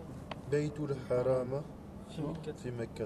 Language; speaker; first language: Arabic; non-native, learner; French